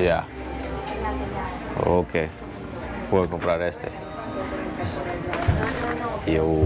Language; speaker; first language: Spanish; non-native, learner; English